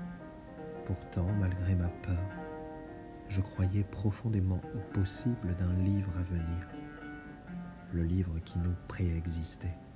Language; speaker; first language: French; native; French